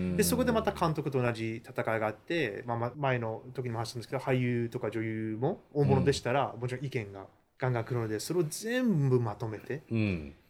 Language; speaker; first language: Japanese; early bilingual, heritage; Japanese